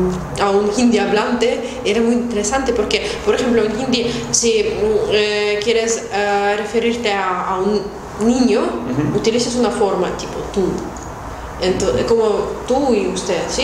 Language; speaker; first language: Spanish; non-native, fluent; Russian